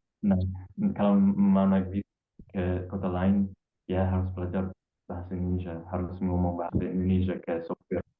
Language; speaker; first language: Indonesian; non-native, fluent; English